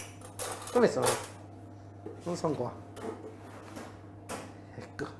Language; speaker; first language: Italian; non-native, fluent; English